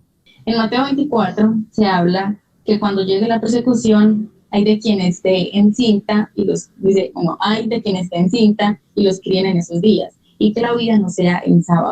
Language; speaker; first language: Spanish; native; Spanish